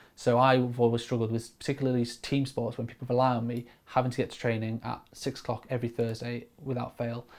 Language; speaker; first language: English; native; English